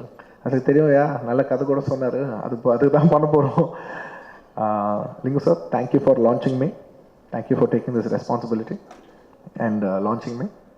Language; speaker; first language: Tamil; non-native, local second language; Telugu